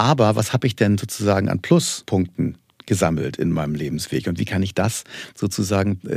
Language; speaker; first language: German; native; German